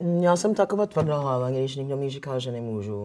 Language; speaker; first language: Czech; non-native, fluent; English